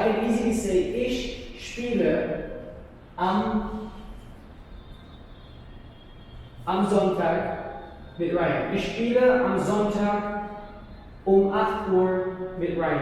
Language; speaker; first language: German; non-native, learner; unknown